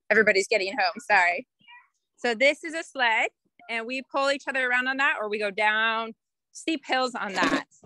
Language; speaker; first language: English; native; English